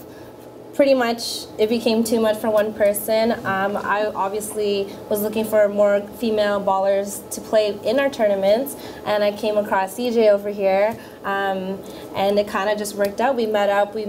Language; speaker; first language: English; early bilingual, other home language; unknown